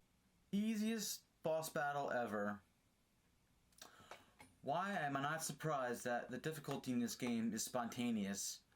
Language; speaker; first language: English; native; English